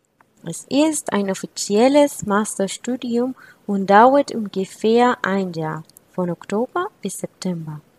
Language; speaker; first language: German; non-native, learner; Spanish